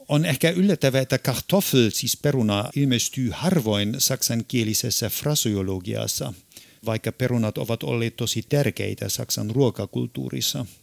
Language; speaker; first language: Finnish; non-native, fluent; German